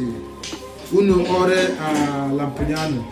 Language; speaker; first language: Italian; non-native, learner; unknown